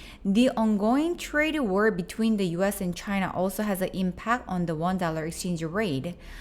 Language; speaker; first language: English; non-native, fluent; Korean